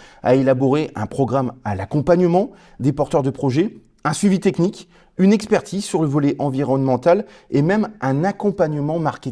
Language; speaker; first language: French; native; French